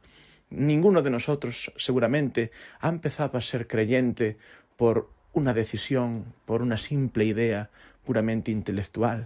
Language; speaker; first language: Spanish; native; Spanish